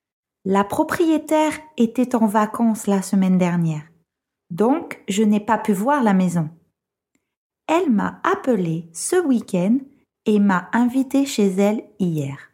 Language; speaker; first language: French; non-native, fluent; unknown